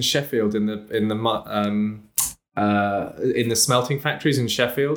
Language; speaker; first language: English; native; English